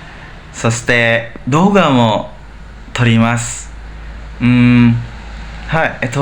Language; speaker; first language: Japanese; non-native, learner; Indonesian